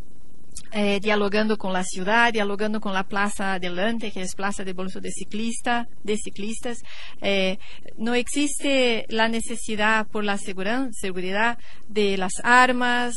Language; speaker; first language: Spanish; non-native, learner; Portuguese